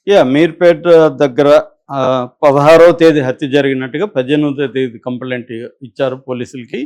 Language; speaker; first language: Telugu; native; Telugu